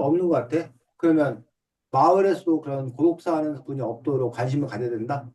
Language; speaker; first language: Korean; native; Korean